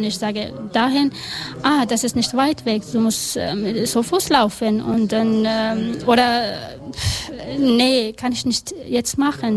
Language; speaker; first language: German; non-native, learner; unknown